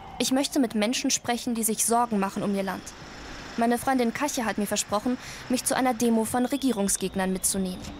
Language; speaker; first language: German; early bilingual, other home language; Polish